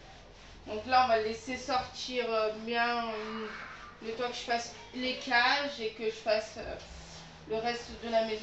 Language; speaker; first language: French; native; French